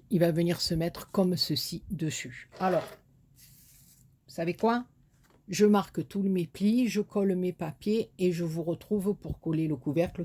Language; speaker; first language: French; native; French